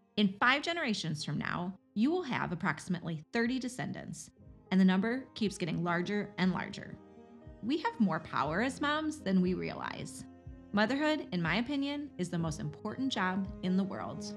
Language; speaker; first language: English; native; English